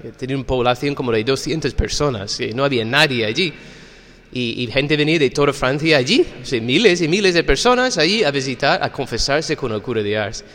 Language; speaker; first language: Spanish; non-native, fluent; English